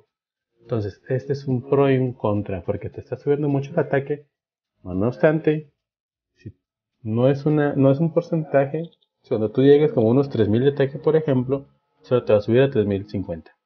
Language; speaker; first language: Spanish; native; Spanish